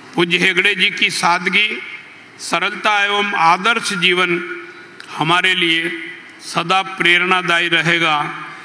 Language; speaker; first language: Hindi; native; Hindi